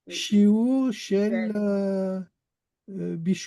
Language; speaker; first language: Hebrew; non-native, learner; French